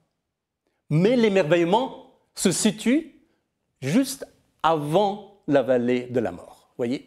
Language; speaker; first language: French; non-native, fluent; Persian